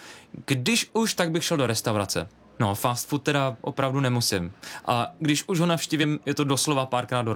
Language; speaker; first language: Czech; native; Czech